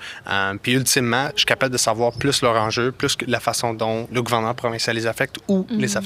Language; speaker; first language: French; native; French